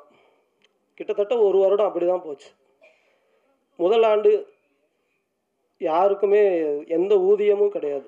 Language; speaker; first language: Tamil; native; Tamil